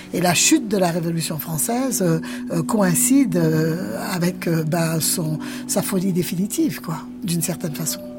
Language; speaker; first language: French; native; French